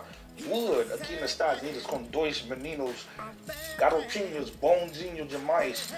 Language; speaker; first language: Portuguese; non-native, learner; English